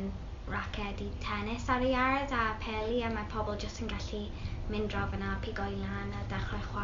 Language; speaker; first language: Welsh; non-native, local second language; English